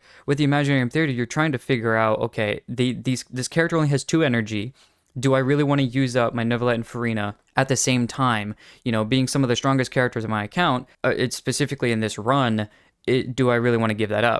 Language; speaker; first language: English; native; English